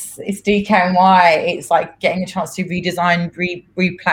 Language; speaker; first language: English; non-native, local second language; Greek